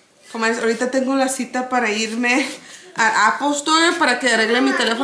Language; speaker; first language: Spanish; early bilingual, heritage; Spanish